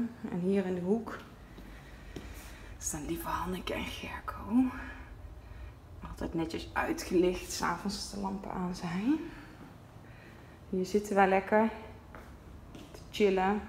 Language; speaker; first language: Dutch; native; Dutch